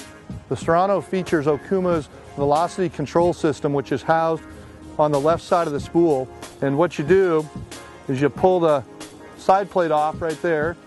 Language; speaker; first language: English; native; English